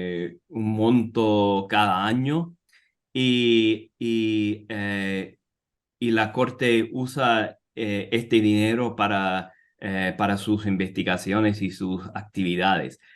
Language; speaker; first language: Spanish; non-native, fluent; English